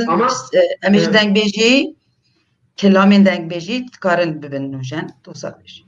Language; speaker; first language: Kurdish; native; Kurdish